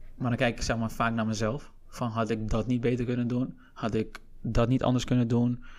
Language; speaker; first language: Dutch; early bilingual, other home language; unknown